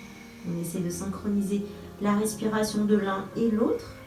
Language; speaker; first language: French; native; French